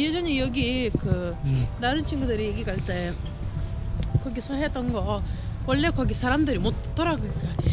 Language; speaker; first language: Korean; non-native, fluent; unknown